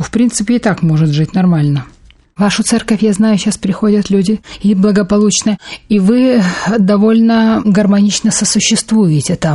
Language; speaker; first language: Russian; native; Russian